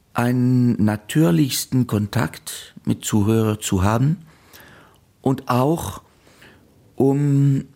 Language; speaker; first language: German; non-native, fluent; French